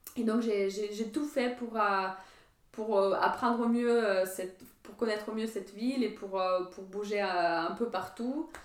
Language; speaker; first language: French; non-native, fluent; Ukrainian